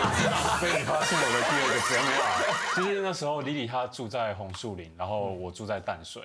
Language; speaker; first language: Chinese; native; Chinese